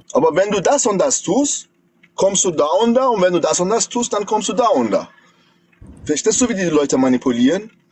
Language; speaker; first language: German; non-native, fluent; Persian